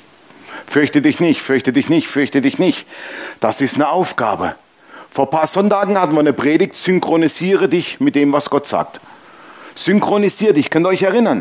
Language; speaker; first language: German; native; German